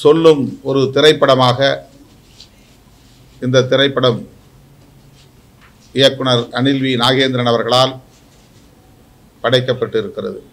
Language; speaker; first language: Tamil; native; Tamil